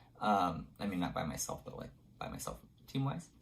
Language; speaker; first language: English; native; English